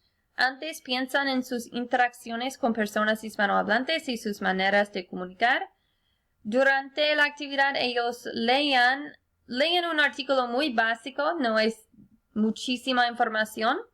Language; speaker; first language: Spanish; non-native, fluent; English